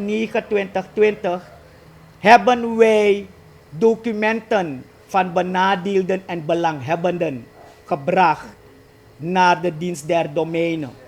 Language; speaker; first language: Dutch; native; Dutch